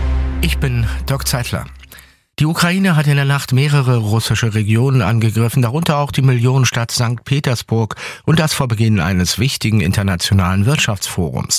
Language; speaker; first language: German; native; German